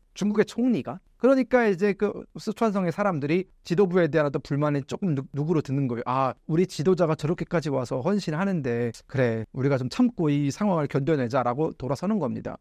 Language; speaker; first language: Korean; native; Korean